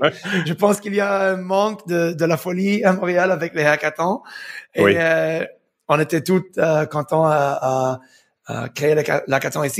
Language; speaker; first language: French; early bilingual, heritage; French